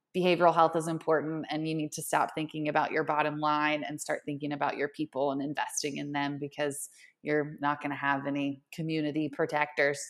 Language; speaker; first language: English; native; English